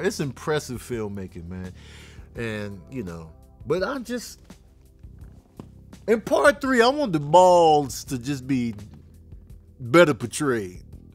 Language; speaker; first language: English; native; English